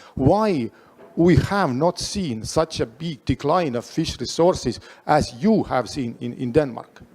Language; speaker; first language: English; non-native, fluent; Estonian